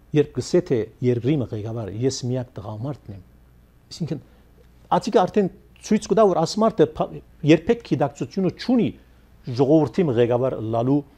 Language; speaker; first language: Armenian; early bilingual, heritage; Armenian